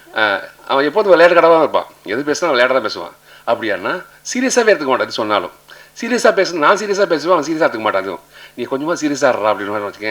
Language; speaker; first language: Tamil; native; Tamil